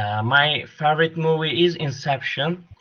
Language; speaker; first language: English; non-native, learner; Turkish